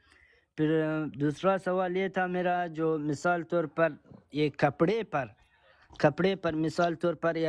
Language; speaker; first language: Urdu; non-native, learner; Persian